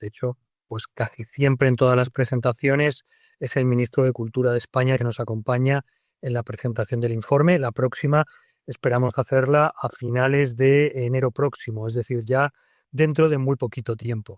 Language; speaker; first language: Spanish; native; Spanish